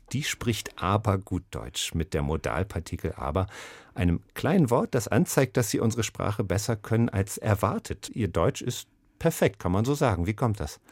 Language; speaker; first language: German; native; German